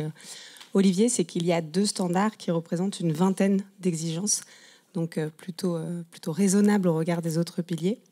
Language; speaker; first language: French; native; French